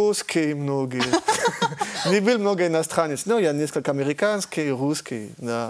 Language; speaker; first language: Russian; early bilingual, heritage; French